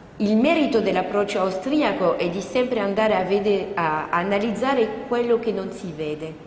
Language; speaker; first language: Italian; non-native, fluent; French